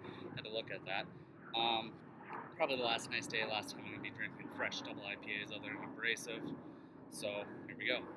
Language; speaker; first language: English; native; English